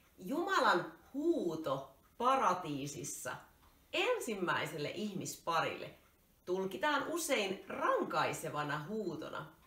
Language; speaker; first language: Finnish; native; Finnish